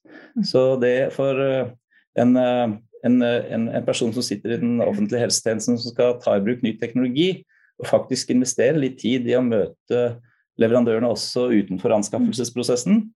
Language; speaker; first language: Norwegian; native; Norwegian